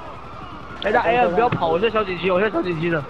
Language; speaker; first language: Chinese; native; Chinese